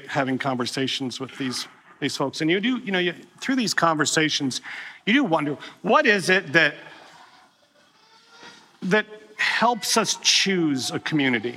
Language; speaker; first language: English; native; English